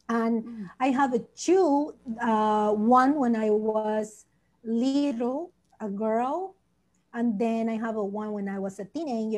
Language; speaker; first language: English; non-native, learner; Spanish